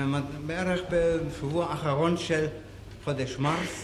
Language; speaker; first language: Hebrew; non-native, fluent; German